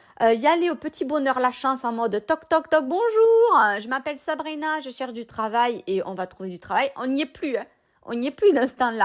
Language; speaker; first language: French; native; French